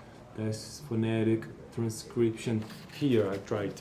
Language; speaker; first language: English; non-native, learner; Portuguese